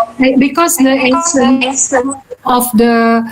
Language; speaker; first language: English; non-native, learner; Balinese